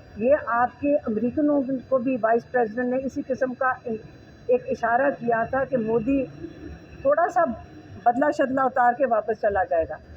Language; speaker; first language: Urdu; native; Urdu